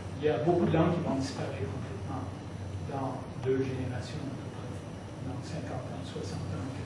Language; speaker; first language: French; non-native, local second language; English